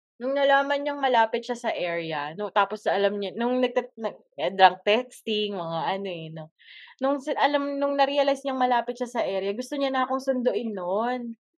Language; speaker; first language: Filipino; native; Filipino